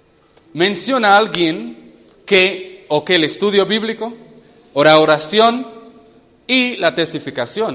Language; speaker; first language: Spanish; non-native, fluent; English